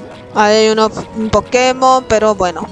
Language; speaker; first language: Spanish; native; Spanish